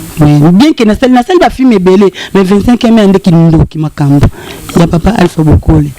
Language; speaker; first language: Lingala; native; Lingala